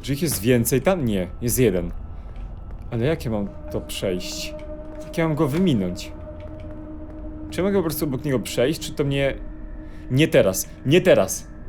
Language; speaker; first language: Polish; native; Polish